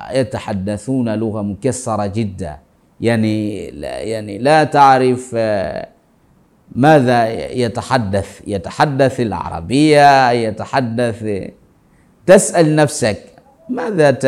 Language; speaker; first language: Arabic; non-native, fluent; Swahili